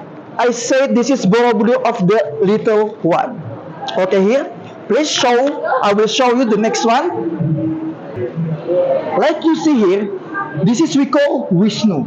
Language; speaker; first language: English; non-native, learner; Indonesian